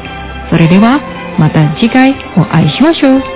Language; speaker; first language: Japanese; non-native, fluent; Indonesian